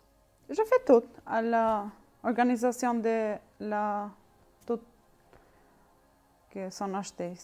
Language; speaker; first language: French; non-native, learner; Albanian